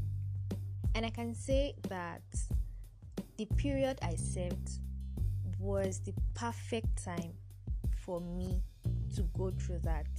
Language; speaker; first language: English; non-native, local second language; Yoruba